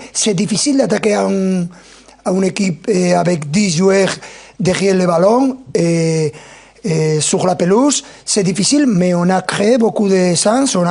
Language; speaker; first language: French; non-native, fluent; Spanish